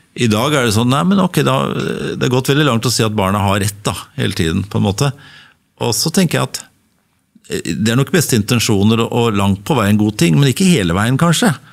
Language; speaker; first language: Norwegian; native; Norwegian